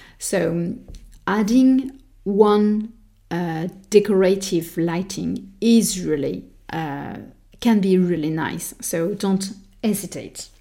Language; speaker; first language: English; non-native, fluent; French